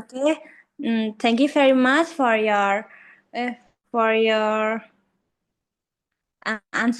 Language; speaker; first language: English; non-native, learner; Indonesian